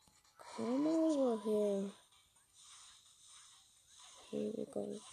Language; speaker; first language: German; native; German